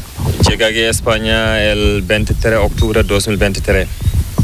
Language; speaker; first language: Spanish; non-native, learner; Fula